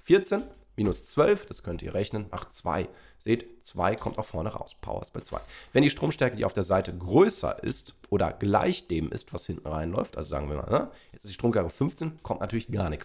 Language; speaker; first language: German; native; German